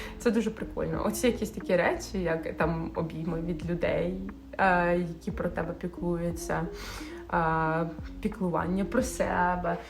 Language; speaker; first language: Ukrainian; native; Ukrainian